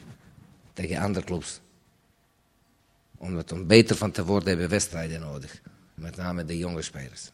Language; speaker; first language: Dutch; non-native, fluent; Serbian